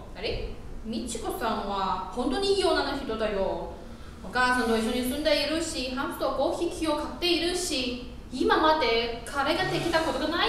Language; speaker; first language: Japanese; non-native, learner; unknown